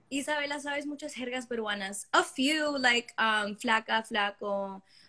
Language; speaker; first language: Spanish; early bilingual, heritage; Spanish